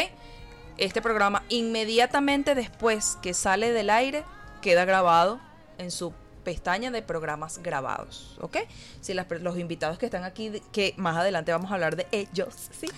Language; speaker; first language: Spanish; native; Spanish